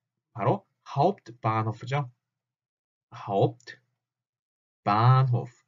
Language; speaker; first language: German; non-native, fluent; Korean